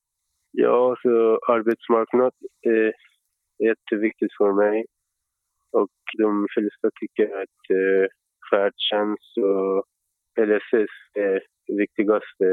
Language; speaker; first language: Swedish; non-native, fluent; Persian